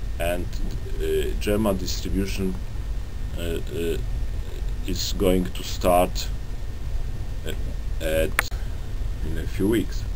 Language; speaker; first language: English; non-native, learner; Polish